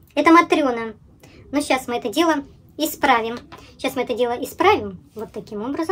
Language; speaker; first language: Russian; native; Russian